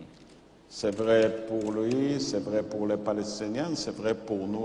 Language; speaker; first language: French; non-native, fluent; Yiddish